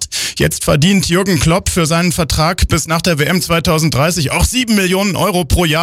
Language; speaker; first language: German; native; German